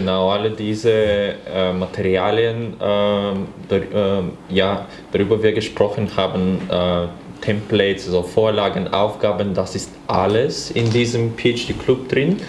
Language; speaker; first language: German; non-native, fluent; Bulgarian